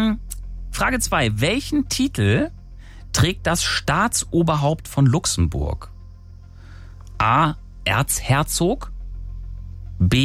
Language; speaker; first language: German; native; German